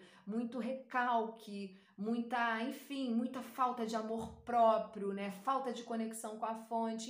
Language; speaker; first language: Portuguese; native; Portuguese